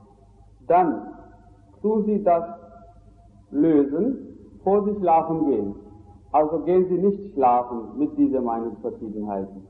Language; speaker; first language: German; non-native, fluent; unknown